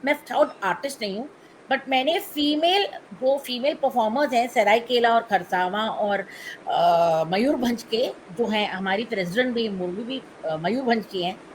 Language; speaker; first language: Hindi; non-native, local second language; Tamil